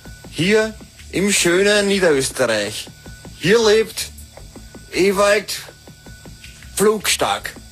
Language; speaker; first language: German; native; German